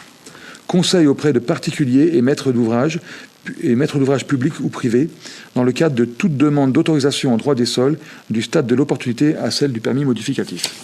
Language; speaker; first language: French; native; French